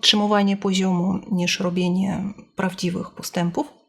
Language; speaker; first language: Polish; non-native, fluent; Russian